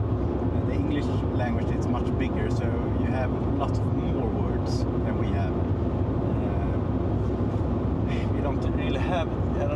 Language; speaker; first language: English; non-native, fluent; Swedish